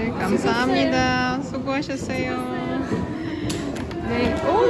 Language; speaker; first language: Korean; non-native, learner; Russian